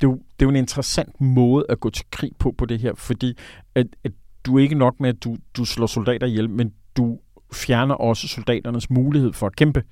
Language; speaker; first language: Danish; native; Danish